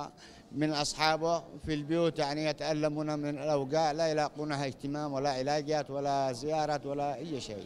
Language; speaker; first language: Arabic; native; Arabic